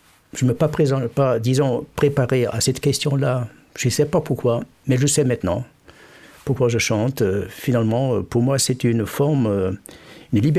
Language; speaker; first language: French; non-native, fluent; German